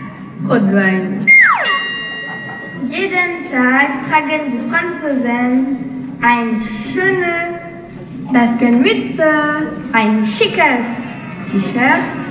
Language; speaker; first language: German; non-native, learner; French